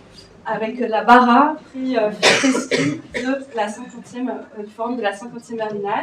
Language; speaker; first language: French; native; French